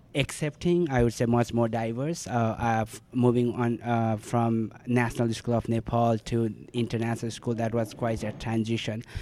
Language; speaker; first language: English; non-native, local second language; Nepali